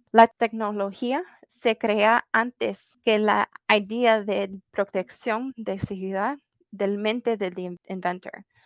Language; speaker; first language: Spanish; early bilingual, heritage; Spanish